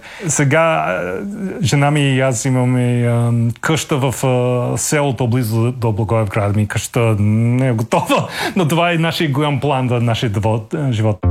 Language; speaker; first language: Bulgarian; non-native, learner; English